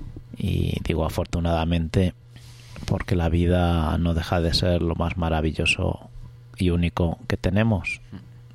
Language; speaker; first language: Spanish; native; Spanish